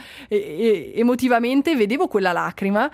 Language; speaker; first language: Italian; native; Italian